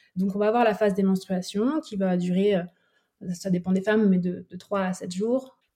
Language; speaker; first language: French; native; French